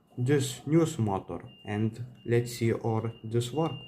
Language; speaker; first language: English; non-native, learner; Lithuanian